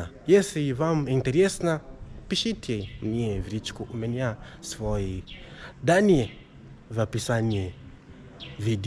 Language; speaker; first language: Russian; non-native, learner; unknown